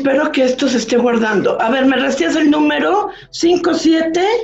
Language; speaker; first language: Spanish; native; Spanish